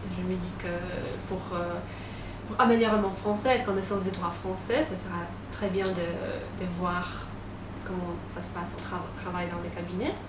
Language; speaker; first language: French; non-native, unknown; Polish